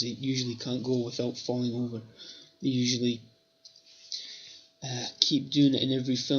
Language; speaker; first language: English; native; English